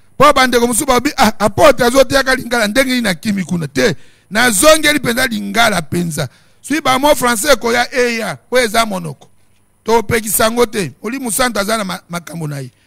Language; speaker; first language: Lingala; non-native, local second language; Mongo